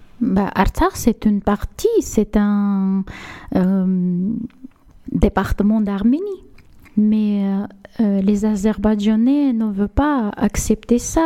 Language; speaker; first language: French; non-native, learner; Armenian